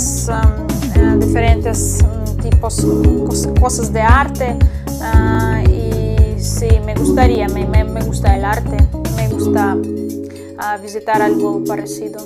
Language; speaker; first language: Spanish; non-native, fluent; Russian